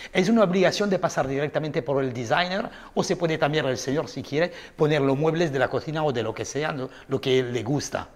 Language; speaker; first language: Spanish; non-native, learner; French